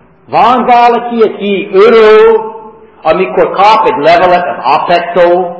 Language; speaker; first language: Hungarian; non-native, fluent; English